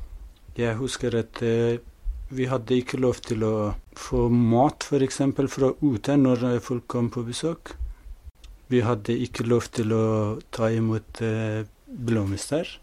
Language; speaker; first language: Norwegian; non-native, fluent; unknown